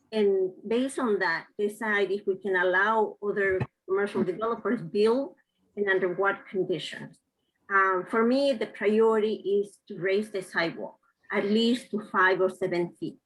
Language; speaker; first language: English; non-native, fluent; Spanish